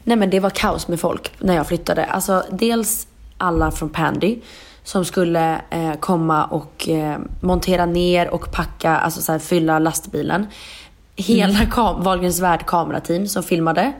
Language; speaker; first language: Swedish; native; Swedish